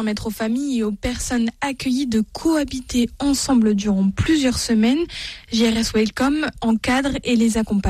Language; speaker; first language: French; native; French